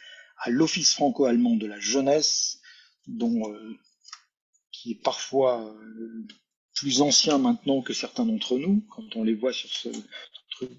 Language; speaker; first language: French; native; French